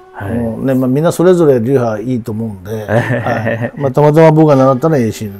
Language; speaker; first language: Japanese; native; Japanese